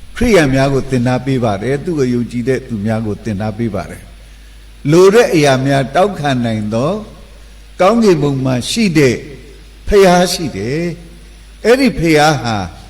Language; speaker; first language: Burmese; non-native, local second language; S'gaw Karen